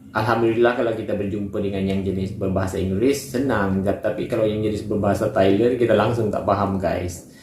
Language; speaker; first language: Malay; native; Malay